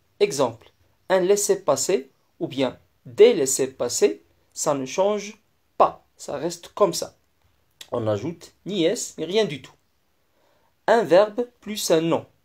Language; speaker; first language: French; non-native, local second language; Arabic